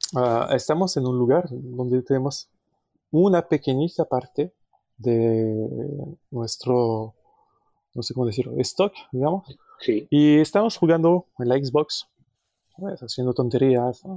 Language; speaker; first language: Spanish; non-native, fluent; French